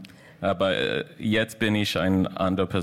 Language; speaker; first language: German; non-native, learner; English